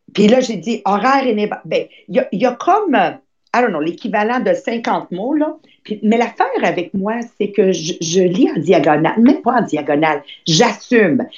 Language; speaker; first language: French; native; French